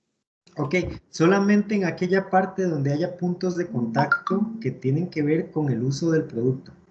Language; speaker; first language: Spanish; native; Spanish